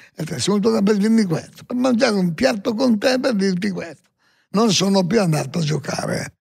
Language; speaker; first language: Italian; native; Italian